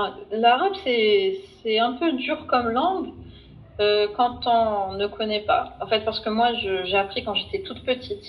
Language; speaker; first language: French; non-native, fluent; Arabic